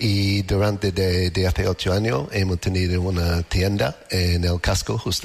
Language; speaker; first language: Spanish; non-native, learner; English